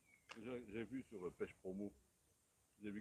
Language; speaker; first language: French; native; French